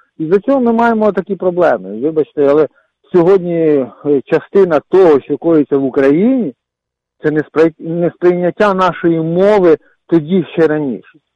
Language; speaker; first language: Ukrainian; non-native, local second language; Russian